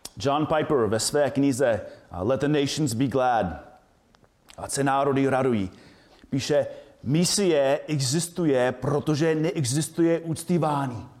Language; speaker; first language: Czech; non-native, fluent; English